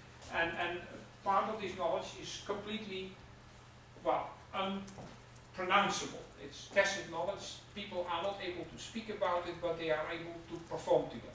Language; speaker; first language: English; non-native, fluent; Dutch